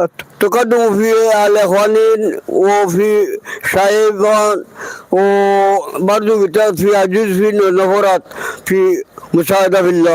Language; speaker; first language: Arabic; non-native, learner; Bangla